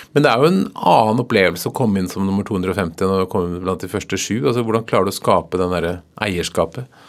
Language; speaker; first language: Norwegian; native; Norwegian